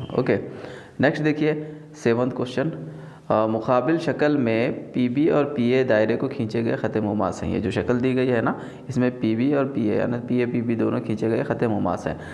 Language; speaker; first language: Hindi; non-native, local second language; Urdu